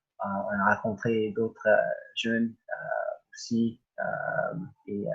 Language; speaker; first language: French; early bilingual, other home language; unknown